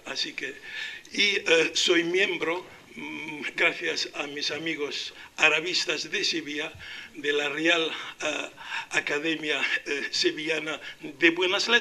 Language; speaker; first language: Spanish; non-native, local second language; Arabic